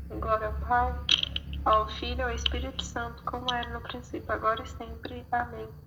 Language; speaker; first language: Portuguese; native; Portuguese